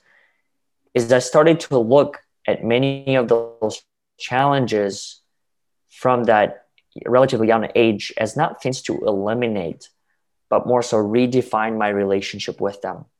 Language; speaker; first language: English; early bilingual, other home language; Russian